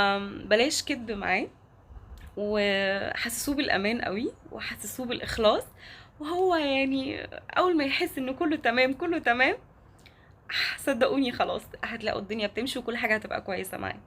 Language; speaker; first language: Arabic; native; Arabic